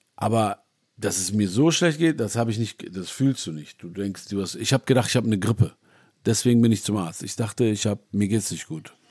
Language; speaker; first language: German; native; German